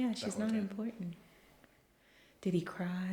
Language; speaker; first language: English; native; English